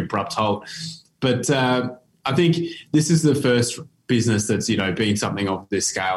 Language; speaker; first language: English; native; English